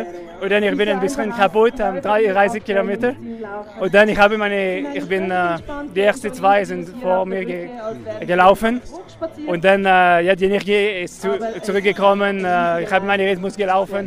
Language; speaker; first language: German; non-native, learner; French